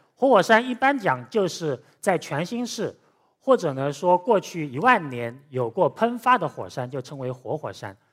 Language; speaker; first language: Chinese; native; Chinese